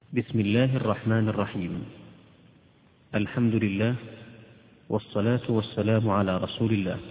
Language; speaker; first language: Arabic; native; Arabic